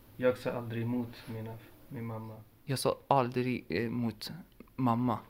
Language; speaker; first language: Swedish; non-native, learner; Persian